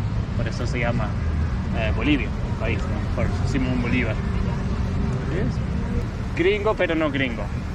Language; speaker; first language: Spanish; non-native, learner; English